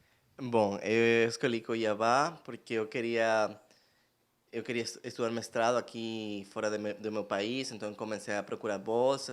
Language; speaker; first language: Portuguese; non-native, learner; Spanish